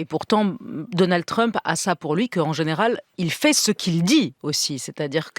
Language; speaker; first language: French; native; French